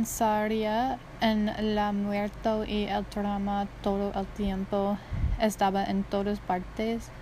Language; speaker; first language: Spanish; non-native, learner; English